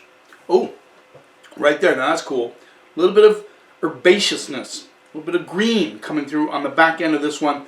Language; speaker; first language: English; native; English